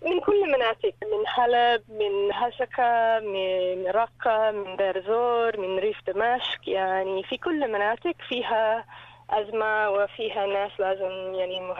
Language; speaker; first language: Arabic; non-native, learner; English